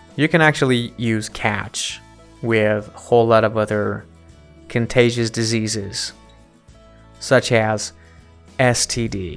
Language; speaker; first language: English; non-native, fluent; Persian